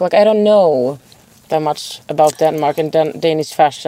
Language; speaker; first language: English; non-native, fluent; Swedish